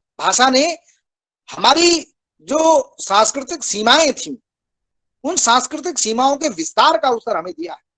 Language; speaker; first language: Hindi; native; Hindi